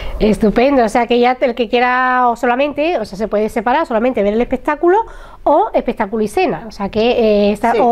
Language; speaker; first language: Spanish; native; Spanish